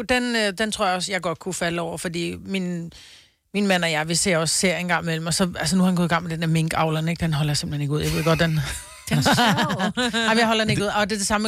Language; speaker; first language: Danish; native; Danish